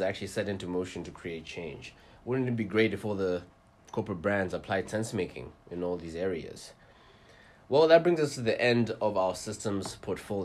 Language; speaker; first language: English; non-native, local second language; Nyanja